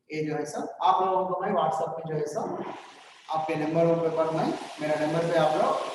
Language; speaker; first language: Hindi; non-native, local second language; Telugu